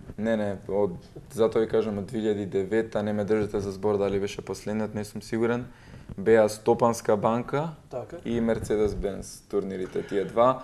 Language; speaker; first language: Macedonian; native; Macedonian